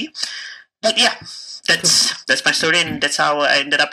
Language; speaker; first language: English; non-native, local second language; Tamil